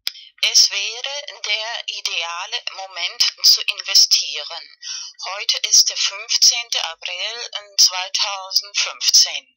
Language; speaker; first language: German; non-native, learner; Spanish